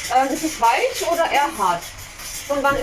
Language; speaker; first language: German; early bilingual, other home language; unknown